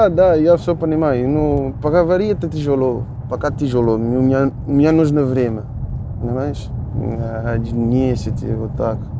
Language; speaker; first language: Russian; non-native, learner; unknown